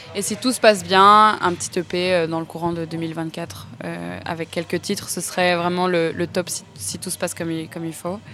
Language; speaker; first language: French; native; French